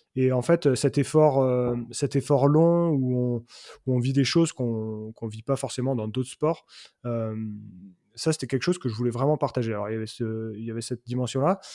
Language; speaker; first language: French; native; French